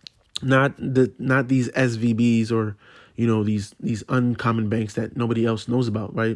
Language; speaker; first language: English; native; English